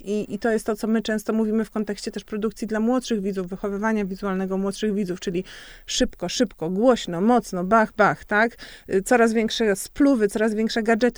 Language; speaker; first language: Polish; native; Polish